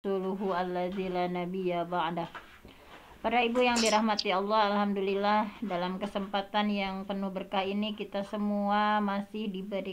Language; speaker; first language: Indonesian; native; Indonesian